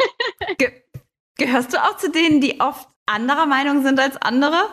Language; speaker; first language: German; native; German